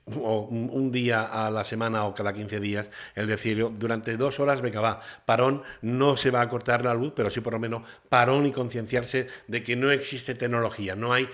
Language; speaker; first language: Spanish; native; Spanish